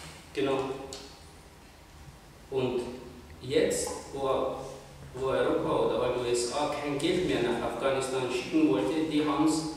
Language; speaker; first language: German; non-native, fluent; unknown